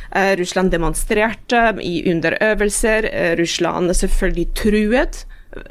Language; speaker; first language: Norwegian; non-native, fluent; Polish